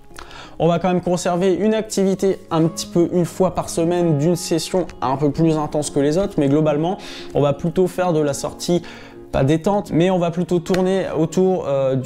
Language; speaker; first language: French; native; French